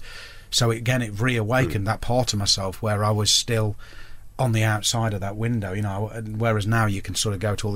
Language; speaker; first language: English; native; English